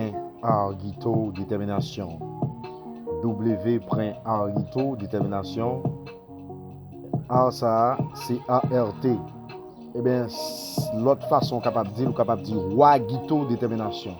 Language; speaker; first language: French; non-native, learner; Haitian Creole